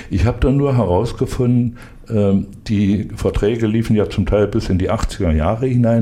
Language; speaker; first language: German; native; German